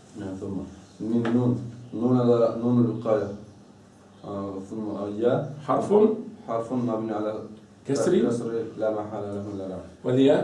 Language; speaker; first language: Arabic; non-native, learner; Chechen